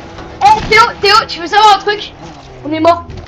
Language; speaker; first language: French; native; French